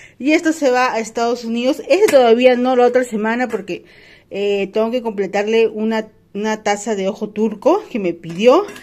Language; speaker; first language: Spanish; native; Spanish